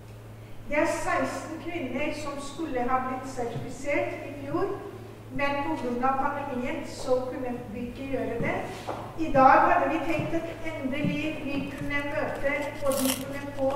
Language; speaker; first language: Norwegian; non-native, fluent; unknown